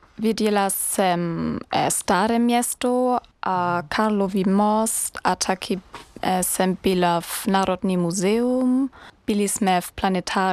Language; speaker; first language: Czech; non-native, learner; German